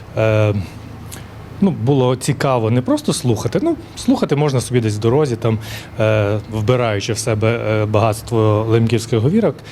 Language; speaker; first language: Ukrainian; native; Ukrainian